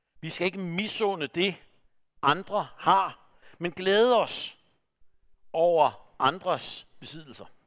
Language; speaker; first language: Danish; native; Danish